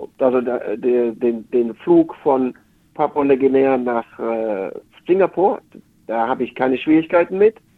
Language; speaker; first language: German; native; German